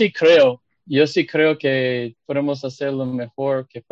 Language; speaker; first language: Spanish; non-native, fluent; English